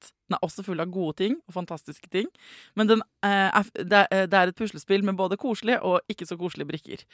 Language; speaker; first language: Norwegian; native; Norwegian